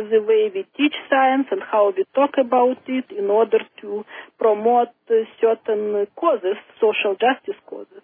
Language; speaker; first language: English; non-native, fluent; Russian